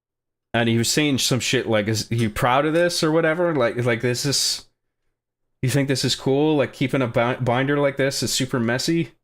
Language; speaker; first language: English; native; English